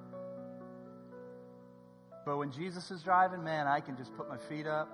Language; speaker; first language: English; native; English